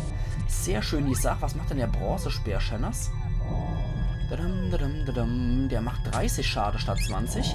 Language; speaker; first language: German; native; German